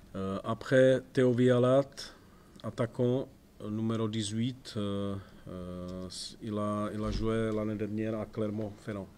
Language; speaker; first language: French; non-native, fluent; Czech